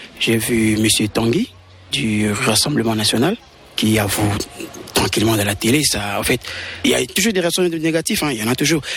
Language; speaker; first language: French; non-native, local second language; Lingala